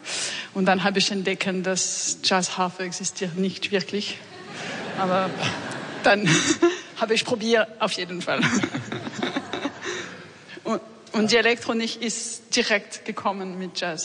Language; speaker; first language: German; non-native, learner; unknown